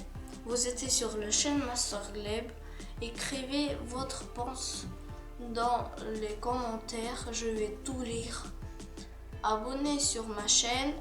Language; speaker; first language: French; non-native, learner; Ukrainian